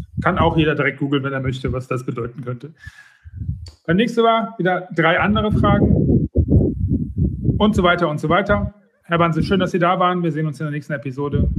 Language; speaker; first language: German; native; German